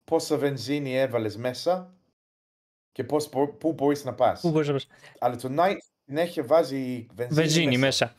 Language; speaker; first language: Greek; early bilingual, heritage; English